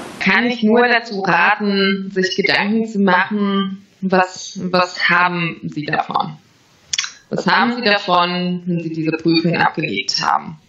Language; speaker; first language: German; non-native, fluent; Latvian